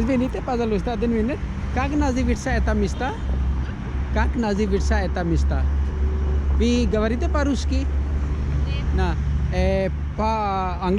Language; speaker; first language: Russian; non-native, learner; Urdu